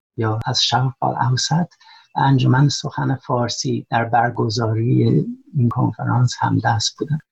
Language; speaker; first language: Persian; non-native, fluent; English